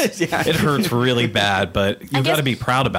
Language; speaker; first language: English; native; English